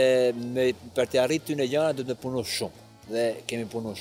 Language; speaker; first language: Albanian; early bilingual, heritage; Albanian